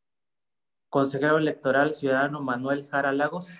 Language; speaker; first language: Spanish; native; Spanish